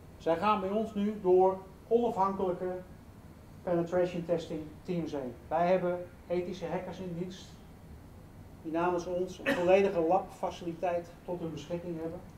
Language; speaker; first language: Dutch; native; Dutch